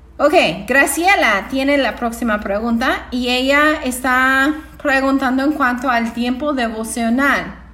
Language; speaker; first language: Spanish; non-native, fluent; English